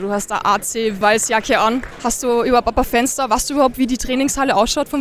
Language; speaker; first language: German; native; German